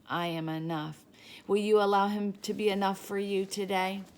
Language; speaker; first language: English; native; English